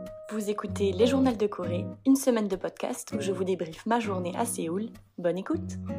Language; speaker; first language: French; native; French